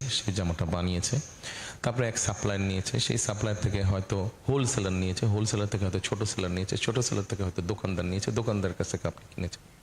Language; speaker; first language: Bangla; native; Bangla